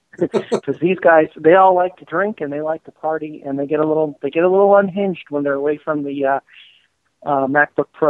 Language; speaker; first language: English; native; English